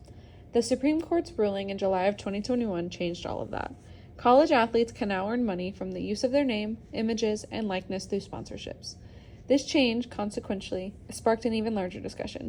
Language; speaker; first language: English; native; English